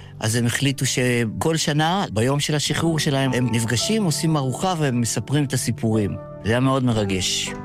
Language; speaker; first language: Hebrew; early bilingual, other home language; Yiddish